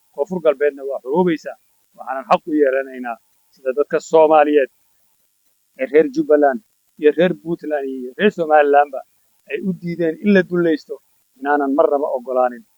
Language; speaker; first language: Somali; native; Somali